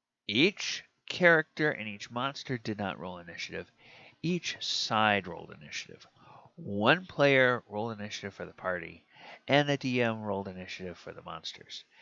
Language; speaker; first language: English; native; English